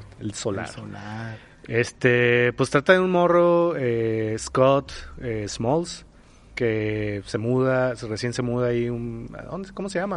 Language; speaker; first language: Spanish; native; Spanish